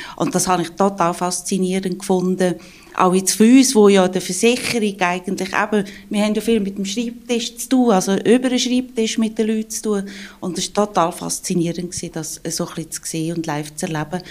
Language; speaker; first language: German; native; German